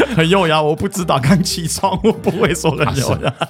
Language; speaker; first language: Chinese; non-native, fluent; French